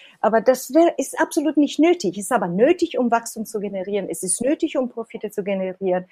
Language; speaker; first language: German; non-native, fluent; Italian